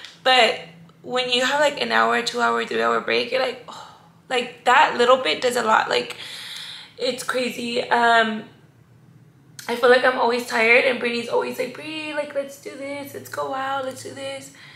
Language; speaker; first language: English; early bilingual, other home language; Spanish